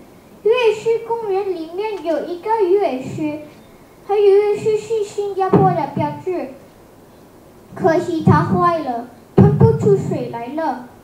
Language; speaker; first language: Chinese; non-native, learner; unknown